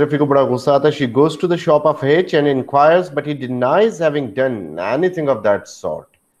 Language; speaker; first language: English; non-native, local second language; Urdu